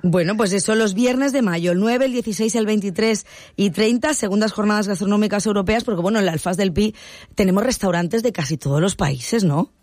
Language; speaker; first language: Spanish; native; Spanish